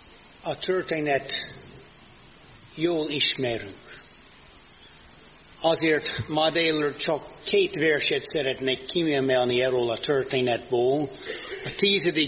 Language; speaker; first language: Hungarian; non-native, fluent; English